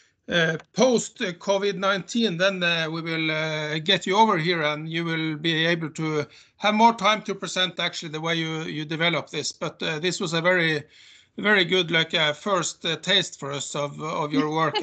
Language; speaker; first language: English; non-native, fluent; Norwegian